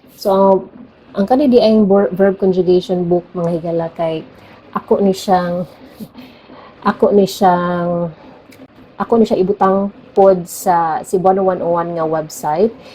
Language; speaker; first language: Cebuano; native; Cebuano